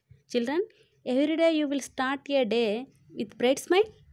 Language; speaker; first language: English; non-native, local second language; Telugu